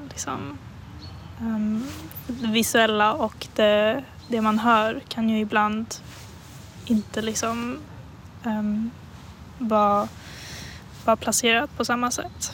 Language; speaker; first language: Swedish; native; Swedish